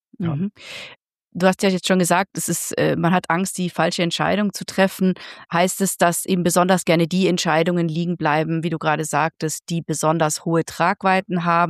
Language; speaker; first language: German; native; German